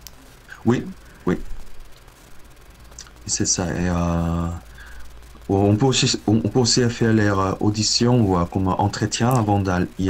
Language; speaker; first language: French; non-native, learner; Korean